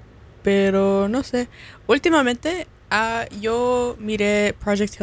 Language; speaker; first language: Spanish; early bilingual, heritage; Spanish